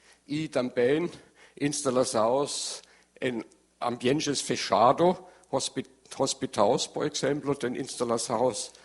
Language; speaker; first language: Portuguese; non-native, learner; German